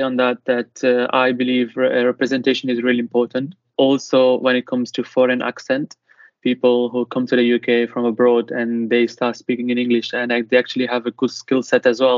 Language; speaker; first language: English; non-native, fluent; Italian